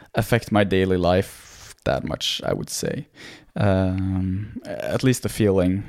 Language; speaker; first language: English; non-native, fluent; Norwegian